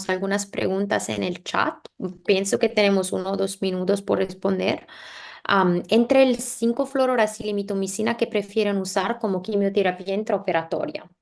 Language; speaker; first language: Spanish; non-native, learner; English